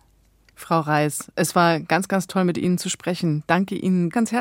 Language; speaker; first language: German; native; German